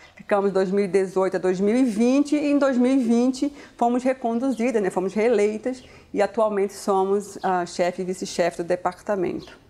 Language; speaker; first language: Portuguese; native; Portuguese